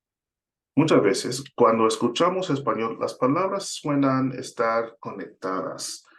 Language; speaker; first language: Spanish; non-native, fluent; English